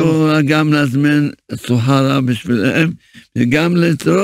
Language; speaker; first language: Hebrew; early bilingual, other home language; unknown